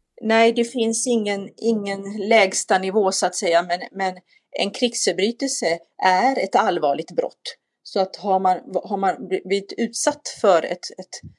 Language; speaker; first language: Swedish; native; Swedish